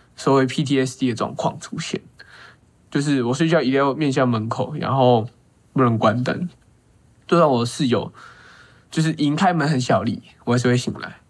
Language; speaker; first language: Chinese; non-native, local second language; Cantonese